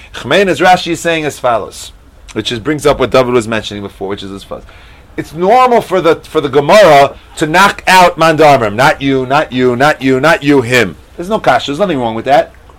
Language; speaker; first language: English; native; English